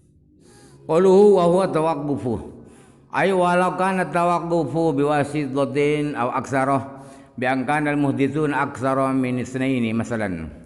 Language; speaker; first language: Arabic; non-native, fluent; Indonesian